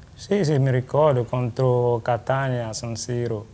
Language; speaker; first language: Italian; non-native, learner; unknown